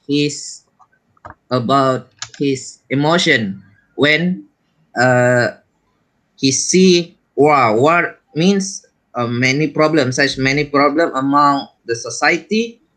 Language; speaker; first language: English; non-native, learner; Malay